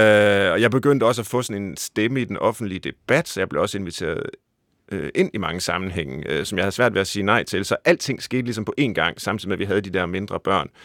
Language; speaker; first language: Danish; native; Danish